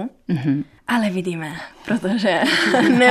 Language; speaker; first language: Czech; non-native, learner; Italian